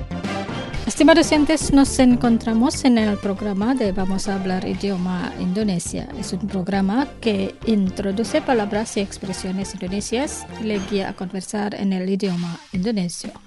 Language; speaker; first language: Spanish; non-native, fluent; Indonesian